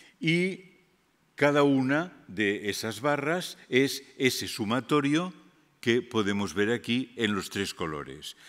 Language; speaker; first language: Spanish; non-native, local second language; Catalan